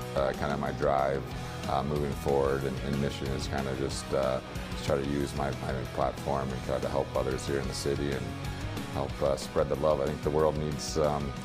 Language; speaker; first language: English; native; English